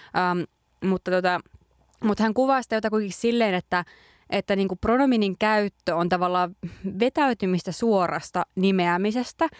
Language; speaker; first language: Finnish; native; Finnish